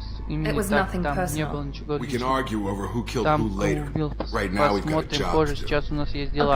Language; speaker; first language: Russian; native; Russian